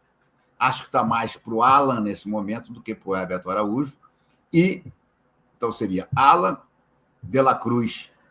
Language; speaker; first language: Portuguese; native; Portuguese